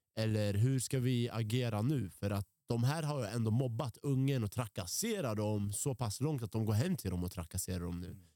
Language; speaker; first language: Swedish; early bilingual, other home language; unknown